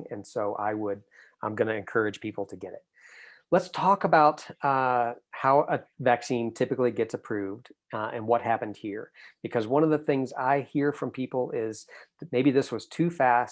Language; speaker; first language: English; native; English